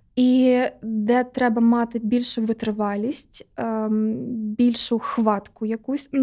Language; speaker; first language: Ukrainian; non-native, local second language; Russian